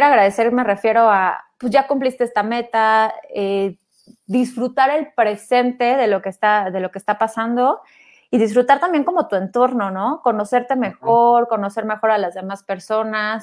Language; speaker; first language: Spanish; native; Spanish